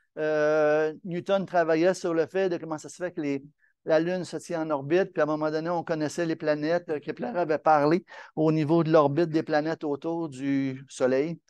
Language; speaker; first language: French; native; French